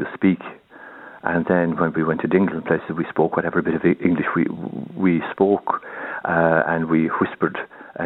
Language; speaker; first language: English; non-native, local second language; Irish